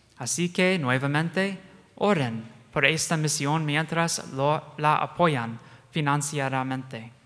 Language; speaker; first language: Spanish; non-native, fluent; English